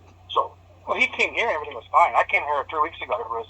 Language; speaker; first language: English; native; English